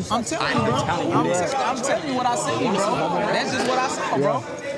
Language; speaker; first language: English; native; English